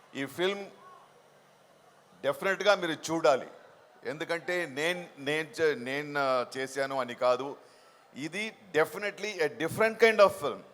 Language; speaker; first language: Telugu; non-native, local second language; Tamil